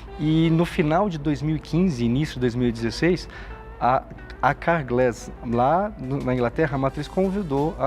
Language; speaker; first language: Portuguese; native; Portuguese